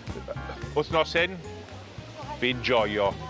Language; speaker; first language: Welsh; non-native, learner; English